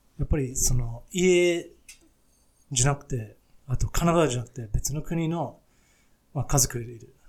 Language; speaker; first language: Japanese; non-native, fluent; English